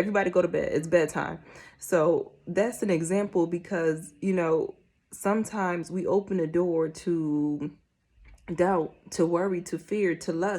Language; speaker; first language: English; native; English